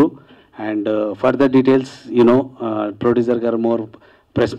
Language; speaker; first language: Telugu; native; Telugu